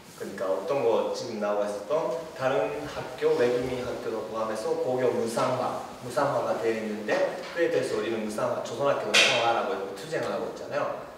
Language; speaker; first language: Korean; early bilingual, heritage; Japanese